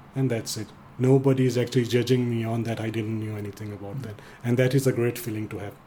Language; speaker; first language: English; non-native, fluent; Danish